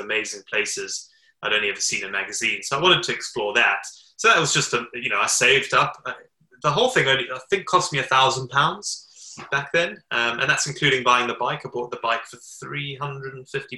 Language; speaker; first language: English; native; English